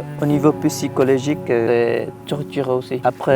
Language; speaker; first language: French; non-native, learner; Tigrinya